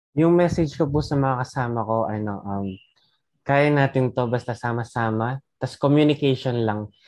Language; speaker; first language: Filipino; non-native, local second language; Pampanga